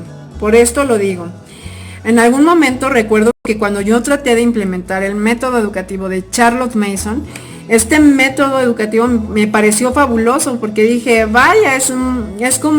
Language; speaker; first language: Spanish; native; Spanish